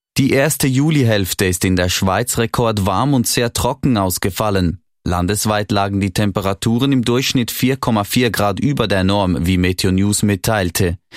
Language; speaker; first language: German; native; German